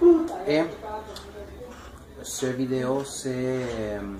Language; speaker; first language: French; non-native, learner; Spanish